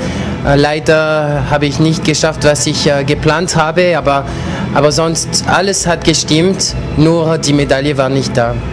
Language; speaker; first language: German; non-native, local second language; French